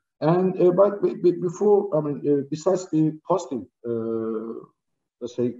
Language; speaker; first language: English; non-native, fluent; Turkish